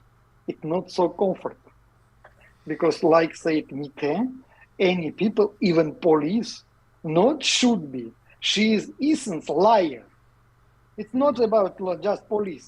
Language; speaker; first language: English; non-native, learner; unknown